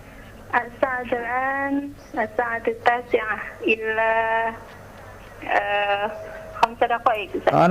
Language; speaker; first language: Arabic; non-native, learner; Indonesian